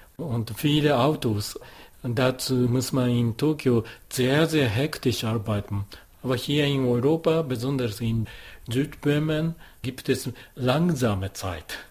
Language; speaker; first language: German; non-native, fluent; Japanese